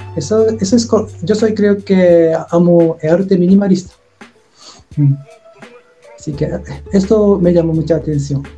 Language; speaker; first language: Spanish; non-native, learner; Japanese